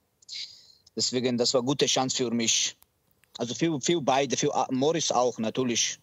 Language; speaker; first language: German; non-native, learner; Georgian